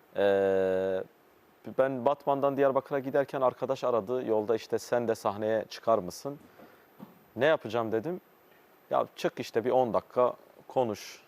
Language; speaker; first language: Turkish; non-native, local second language; Kurdish